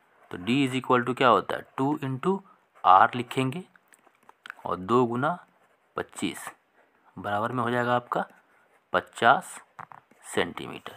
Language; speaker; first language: Hindi; native; Hindi